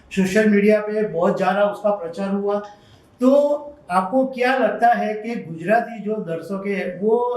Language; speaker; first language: Hindi; non-native, local second language; Gujarati